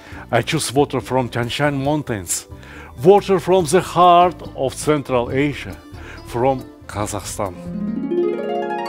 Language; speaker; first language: English; non-native, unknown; Russian